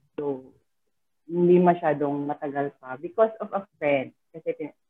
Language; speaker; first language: Filipino; non-native, local second language; Cebuano